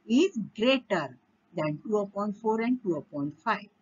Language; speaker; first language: English; non-native, local second language; Marathi